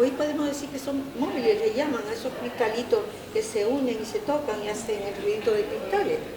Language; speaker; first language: Spanish; native; Spanish